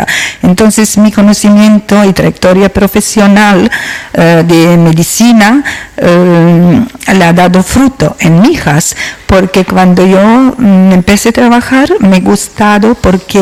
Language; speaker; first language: Spanish; non-native, fluent; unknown